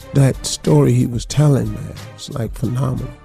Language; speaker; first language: English; native; English